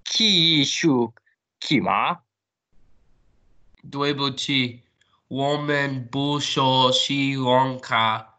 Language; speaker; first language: Chinese; non-native, learner; English